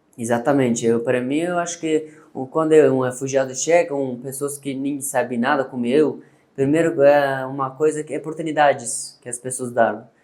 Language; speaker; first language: Portuguese; non-native, learner; Persian